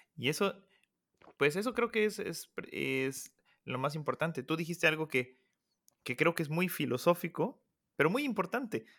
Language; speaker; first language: Spanish; native; Spanish